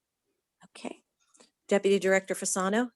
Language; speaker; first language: English; native; English